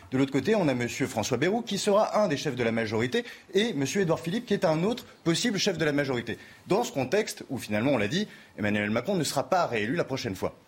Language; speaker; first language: French; native; French